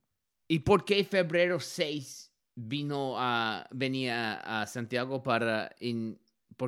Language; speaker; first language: Spanish; non-native, learner; English